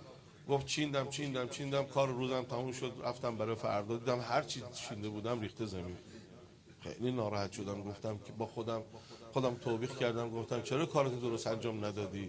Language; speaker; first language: Persian; native; Persian